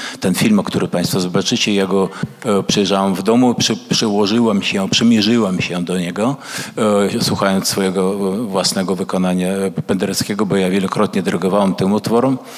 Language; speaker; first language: Polish; early bilingual, other home language; Russian